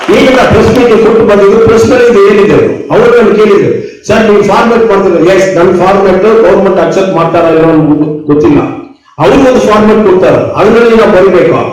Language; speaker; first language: Kannada; non-native, local second language; Tamil